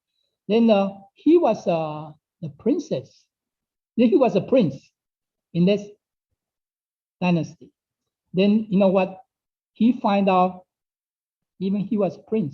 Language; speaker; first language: English; non-native, fluent; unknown